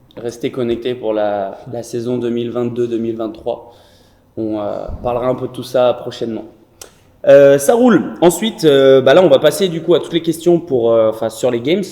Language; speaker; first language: French; native; French